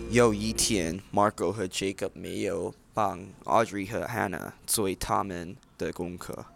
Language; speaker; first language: Chinese; non-native, learner; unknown